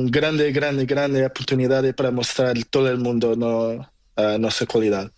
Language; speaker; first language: Spanish; non-native, learner; Portuguese